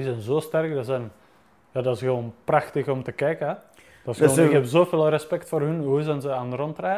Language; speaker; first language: Dutch; non-native, fluent; Czech